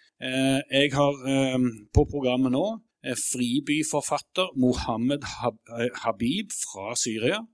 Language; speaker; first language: Norwegian; native; Norwegian